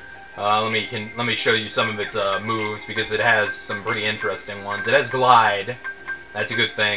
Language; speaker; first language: English; native; English